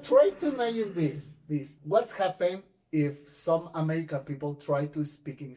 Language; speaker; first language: English; non-native, fluent; Spanish